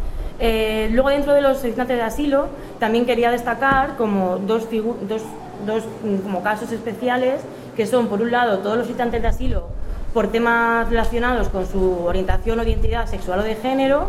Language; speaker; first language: Spanish; native; Spanish